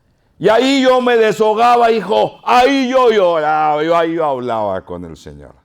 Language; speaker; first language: Spanish; native; Spanish